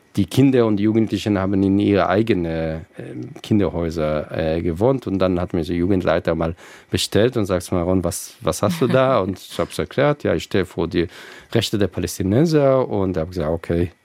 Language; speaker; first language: German; non-native, fluent; Hebrew